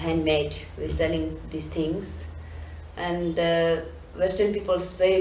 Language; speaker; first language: English; non-native, learner; Tibetan